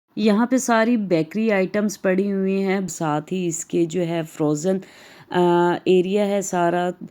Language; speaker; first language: Urdu; native; Urdu